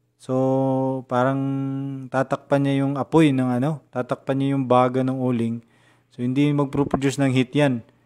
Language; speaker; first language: Filipino; non-native, local second language; Cebuano